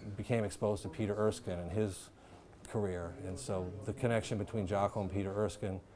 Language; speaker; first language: English; native; English